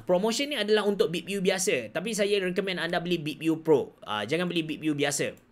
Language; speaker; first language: Malay; native; Malay